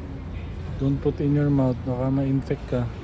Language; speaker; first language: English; non-native, local second language; Filipino